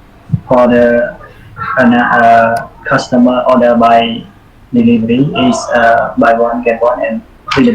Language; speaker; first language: English; non-native, learner; Khmer